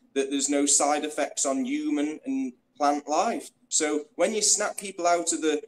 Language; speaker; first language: English; native; English